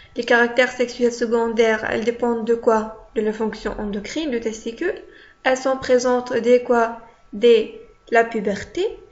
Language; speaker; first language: French; non-native, local second language; Arabic